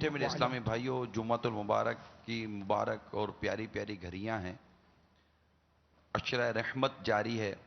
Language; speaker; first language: Urdu; native; Urdu